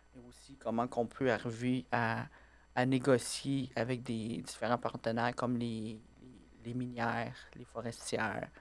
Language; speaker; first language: French; native; French